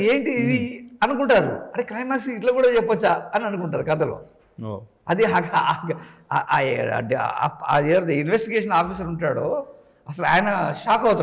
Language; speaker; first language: Telugu; native; Telugu